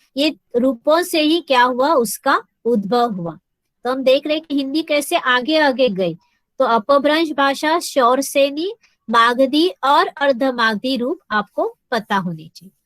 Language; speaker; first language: Hindi; non-native, local second language; Marathi